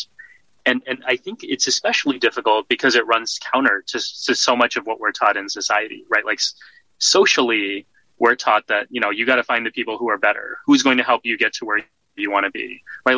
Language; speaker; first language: English; native; English